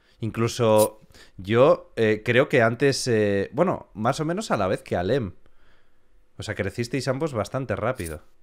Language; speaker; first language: Spanish; native; Spanish